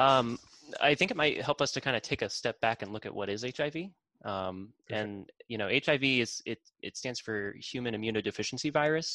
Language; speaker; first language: English; native; English